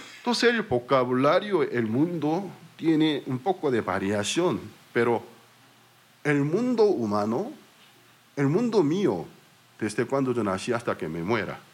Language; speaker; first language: Spanish; non-native, fluent; Korean